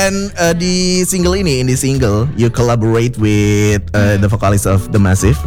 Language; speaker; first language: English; non-native, fluent; Indonesian